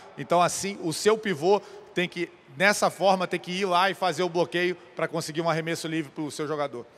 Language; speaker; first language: Portuguese; native; Portuguese